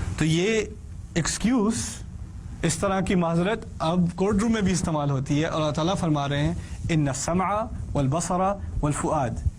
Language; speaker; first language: Urdu; early bilingual, heritage; Urdu